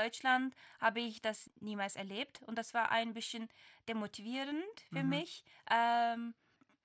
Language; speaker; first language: German; non-native, learner; Turkish